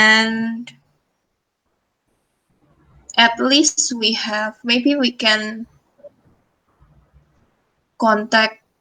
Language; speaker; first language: English; non-native, fluent; Indonesian